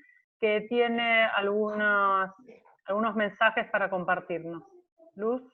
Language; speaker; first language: Spanish; native; Spanish